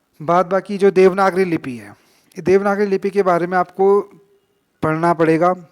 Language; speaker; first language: Hindi; native; Hindi